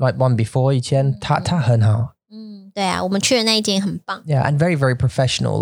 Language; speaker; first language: Chinese; non-native, learner; English